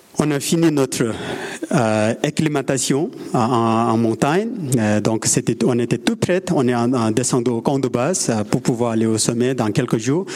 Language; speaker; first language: French; non-native, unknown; Sherpa